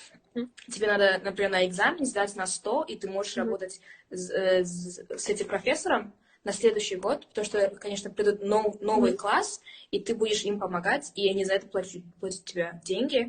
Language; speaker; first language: Russian; early bilingual, heritage; English